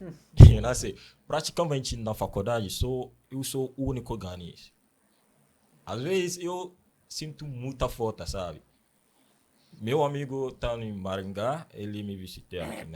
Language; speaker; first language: Portuguese; non-native, learner; Akan